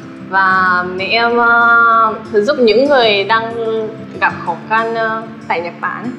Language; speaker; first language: Vietnamese; non-native, fluent; Japanese